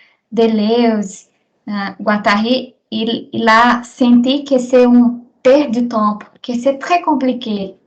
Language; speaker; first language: French; non-native, learner; Portuguese